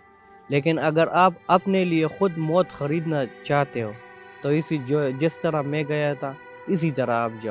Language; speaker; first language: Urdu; non-native, local second language; Pashto